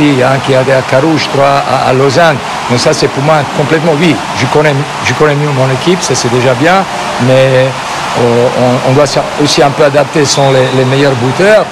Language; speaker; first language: French; non-native, fluent; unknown